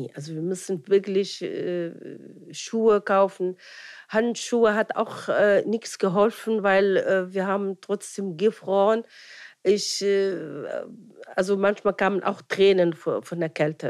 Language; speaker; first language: German; non-native, fluent; Arabic